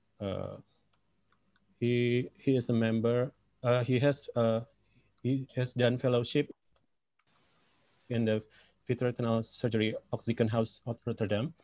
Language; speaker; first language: English; non-native, local second language; Indonesian